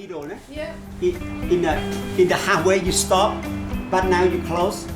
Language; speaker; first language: English; non-native, learner; Khmer